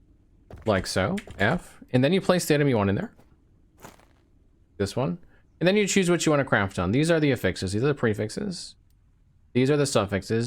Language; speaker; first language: English; native; English